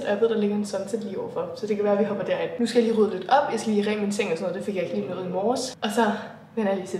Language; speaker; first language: Danish; native; Danish